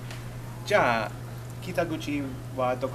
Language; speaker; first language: Japanese; non-native, learner; English